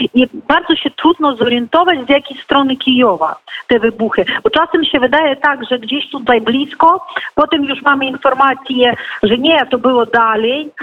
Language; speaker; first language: Polish; non-native, fluent; Ukrainian